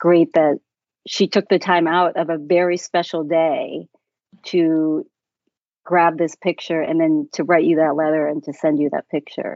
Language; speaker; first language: English; native; English